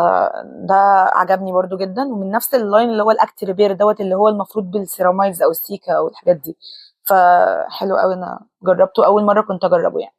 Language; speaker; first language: Arabic; native; Arabic